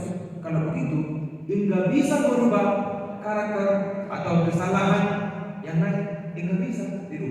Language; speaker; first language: Indonesian; non-native, fluent; Korean